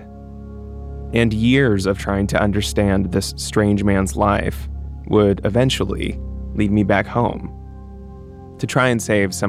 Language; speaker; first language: English; native; English